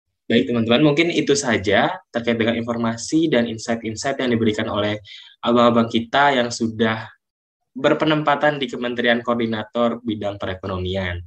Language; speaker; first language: Indonesian; native; Indonesian